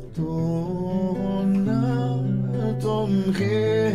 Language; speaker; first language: Portuguese; native; Portuguese